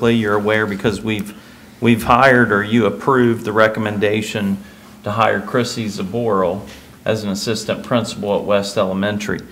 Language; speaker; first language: English; native; English